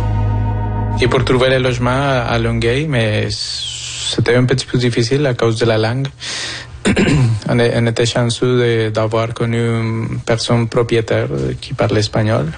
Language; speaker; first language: French; non-native, fluent; Spanish